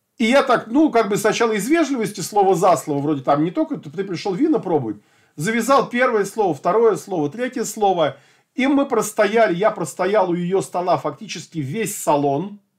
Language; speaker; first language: Russian; native; Russian